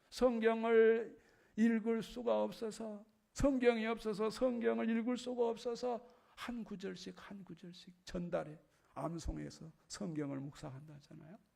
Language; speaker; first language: Korean; native; Korean